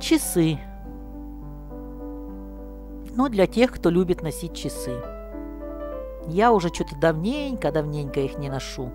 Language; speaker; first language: Russian; native; Russian